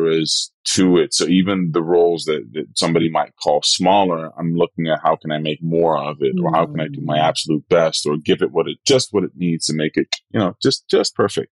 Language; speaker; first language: English; non-native, fluent; Dutch